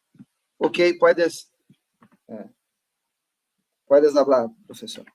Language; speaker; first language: Spanish; non-native, learner; Portuguese